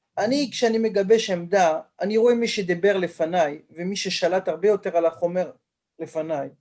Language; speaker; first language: Hebrew; non-native, fluent; French